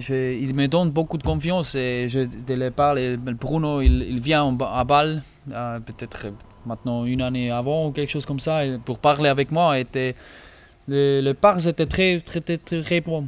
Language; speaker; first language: French; non-native, learner; German